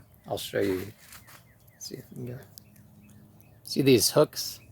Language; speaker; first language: English; native; English